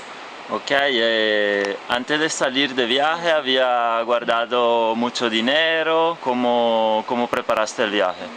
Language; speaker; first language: Spanish; non-native, fluent; Italian